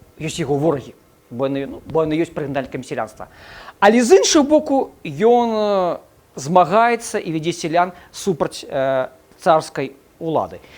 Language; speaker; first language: Belarusian; non-native, local second language; Russian